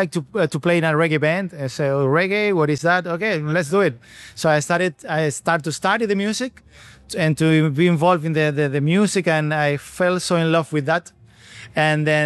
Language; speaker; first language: English; non-native, fluent; Spanish